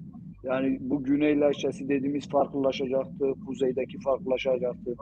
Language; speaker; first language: Turkish; non-native, local second language; Zaza